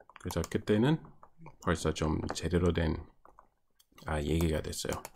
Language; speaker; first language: Korean; non-native, fluent; English